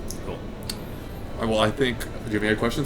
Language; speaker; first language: English; native; English